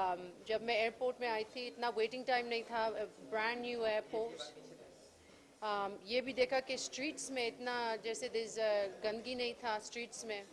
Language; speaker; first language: Hindi; early bilingual, heritage; English